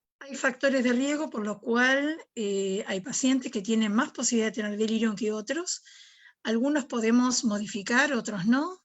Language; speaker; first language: Spanish; native; Spanish